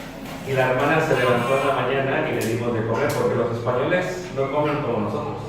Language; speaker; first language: Spanish; early bilingual, heritage; Spanish